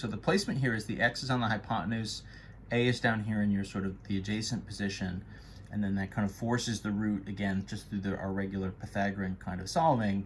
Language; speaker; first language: English; native; English